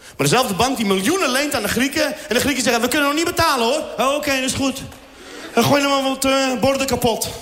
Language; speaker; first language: Dutch; early bilingual, other home language; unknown